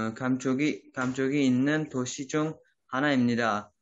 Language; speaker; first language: Korean; non-native, fluent; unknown